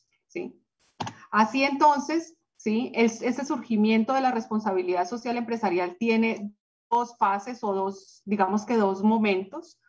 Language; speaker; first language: Spanish; native; Spanish